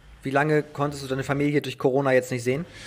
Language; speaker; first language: German; native; German